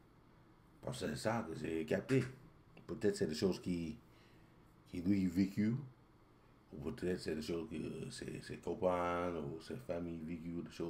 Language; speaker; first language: French; non-native, learner; English